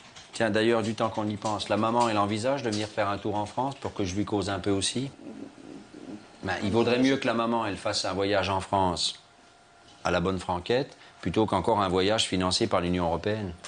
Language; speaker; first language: French; native; French